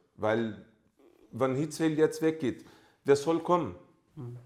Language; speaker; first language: German; non-native, fluent; Portuguese